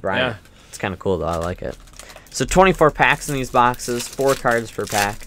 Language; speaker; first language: English; native; English